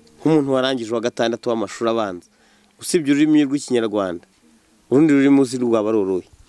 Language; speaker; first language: Kinyarwanda; native; Kinyarwanda